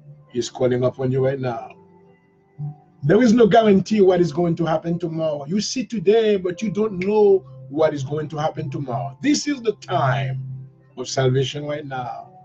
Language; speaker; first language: English; non-native, fluent; Haitian Creole